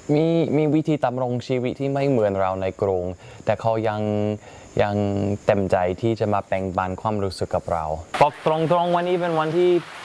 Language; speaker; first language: Thai; non-native, fluent; English